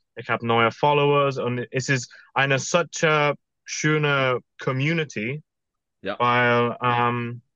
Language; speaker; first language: German; non-native, fluent; English